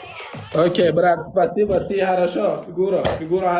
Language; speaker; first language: Russian; non-native, learner; Turkmen